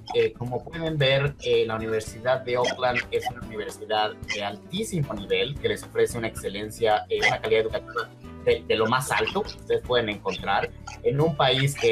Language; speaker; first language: Spanish; native; Spanish